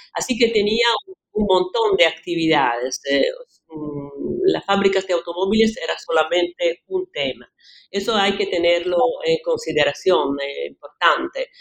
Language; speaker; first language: Spanish; non-native, fluent; Italian